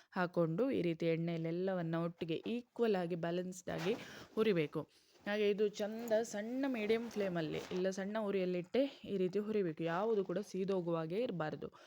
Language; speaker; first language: Kannada; non-native, local second language; Konkani